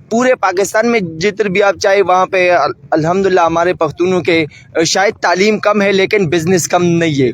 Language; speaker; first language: Urdu; native; Urdu